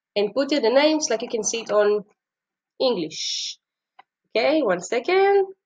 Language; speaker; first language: English; non-native, fluent; Hebrew